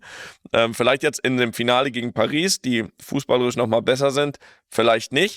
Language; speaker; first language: German; native; German